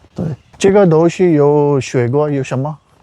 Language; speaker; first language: Chinese; non-native, learner; Urdu